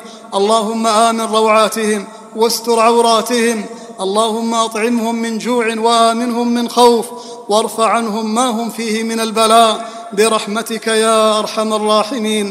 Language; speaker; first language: Arabic; native; Arabic